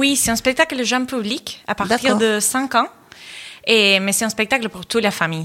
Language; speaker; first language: French; non-native, fluent; Spanish